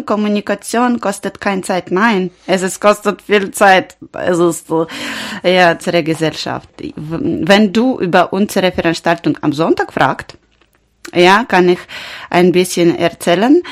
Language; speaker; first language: German; non-native, learner; Ukrainian